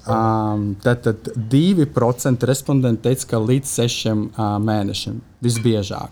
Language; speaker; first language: Latvian; non-native, local second language; Russian